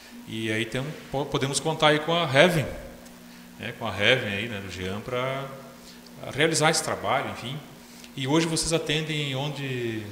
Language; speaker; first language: Portuguese; native; Portuguese